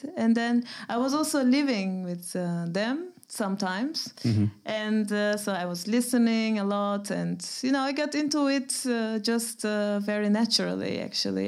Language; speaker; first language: English; non-native, fluent; Turkish